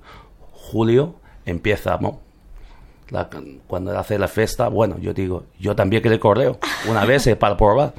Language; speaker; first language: Spanish; non-native, learner; Chinese